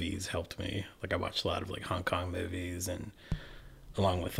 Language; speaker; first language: English; early bilingual, other home language; Cantonese